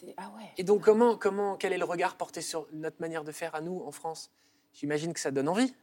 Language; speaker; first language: French; native; French